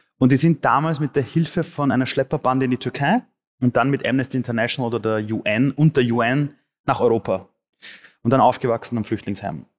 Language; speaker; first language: German; early bilingual, other home language; Persian